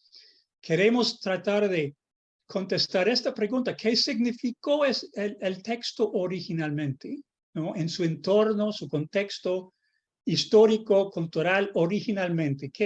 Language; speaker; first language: Spanish; non-native, fluent; English